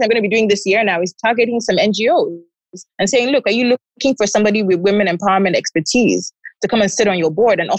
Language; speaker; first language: English; non-native, local second language; Yoruba